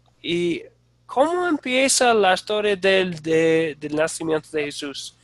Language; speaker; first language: Spanish; non-native, fluent; English